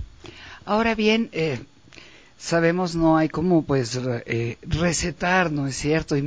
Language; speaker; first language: Spanish; native; Spanish